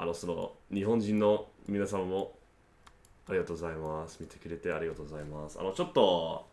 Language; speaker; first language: Japanese; non-native, learner; English